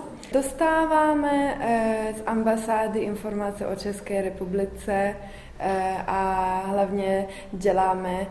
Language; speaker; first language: Czech; early bilingual, heritage; Arabic